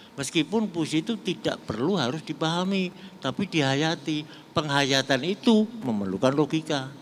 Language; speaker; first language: Indonesian; non-native, local second language; Javanese